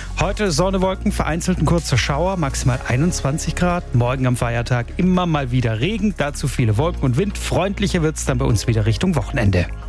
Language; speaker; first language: German; native; German